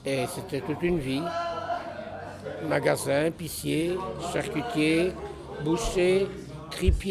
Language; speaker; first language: French; native; French